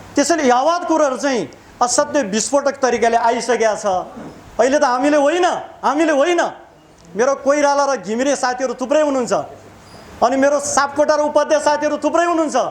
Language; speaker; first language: Nepali; non-native, local second language; Eastern Tamang